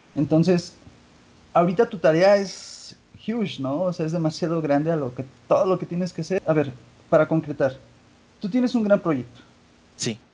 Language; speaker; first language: Spanish; native; Spanish